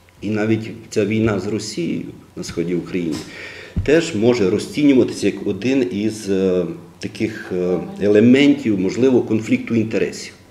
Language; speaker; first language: Ukrainian; native; Ukrainian